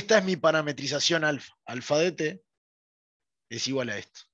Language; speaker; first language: Spanish; native; Spanish